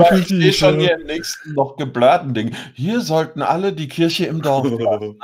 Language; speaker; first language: German; native; German